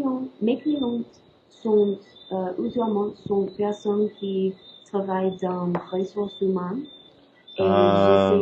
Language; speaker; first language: French; non-native, learner; English